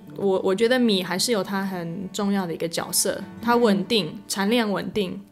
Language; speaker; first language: Chinese; non-native, fluent; English